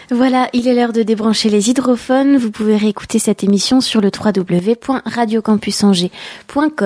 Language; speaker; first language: French; native; French